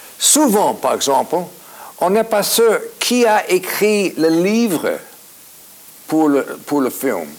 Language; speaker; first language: French; non-native, fluent; English